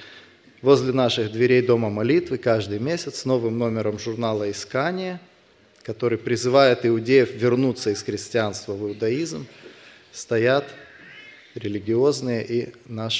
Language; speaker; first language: Russian; native; Russian